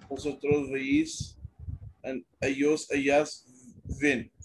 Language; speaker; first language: Spanish; non-native, learner; Hindi